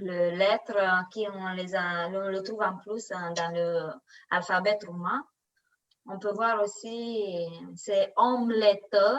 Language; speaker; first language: French; non-native, learner; Romanian